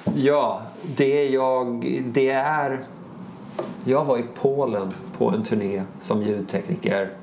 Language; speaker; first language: Swedish; native; Swedish